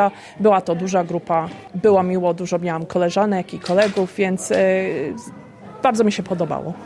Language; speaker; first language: Polish; early bilingual, heritage; Polish